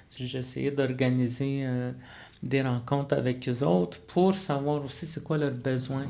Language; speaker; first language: French; non-native, local second language; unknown